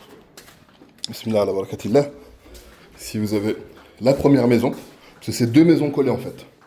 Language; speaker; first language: French; non-native, local second language; Arabic